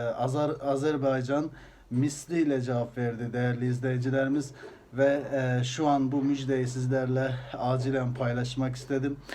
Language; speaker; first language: Turkish; early bilingual, heritage; Azerbaijani